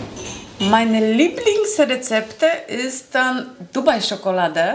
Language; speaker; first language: German; non-native, learner; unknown